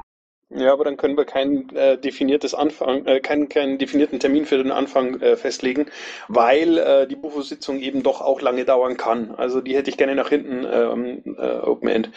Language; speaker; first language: German; native; German